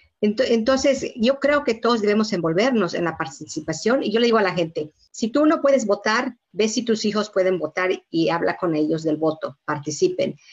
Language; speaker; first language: Spanish; native; Spanish